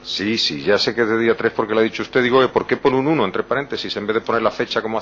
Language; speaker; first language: Spanish; native; Spanish